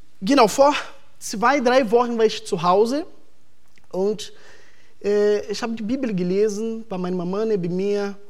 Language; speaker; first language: German; non-native, fluent; Portuguese